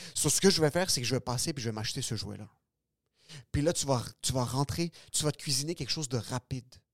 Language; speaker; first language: French; early bilingual, other home language; Arabic